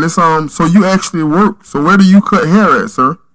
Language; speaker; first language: English; native; English